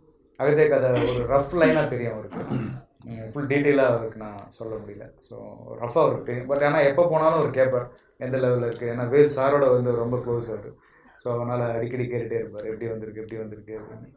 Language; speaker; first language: Tamil; native; Tamil